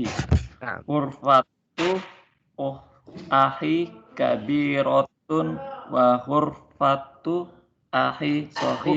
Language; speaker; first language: Arabic; non-native, learner; Indonesian